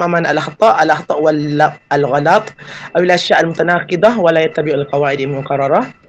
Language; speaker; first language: Arabic; non-native, fluent; Malay